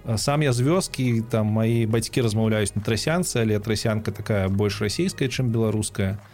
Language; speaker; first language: Belarusian; non-native, local second language; Russian